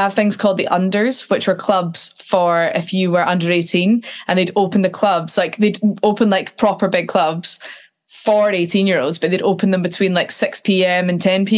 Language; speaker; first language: English; native; English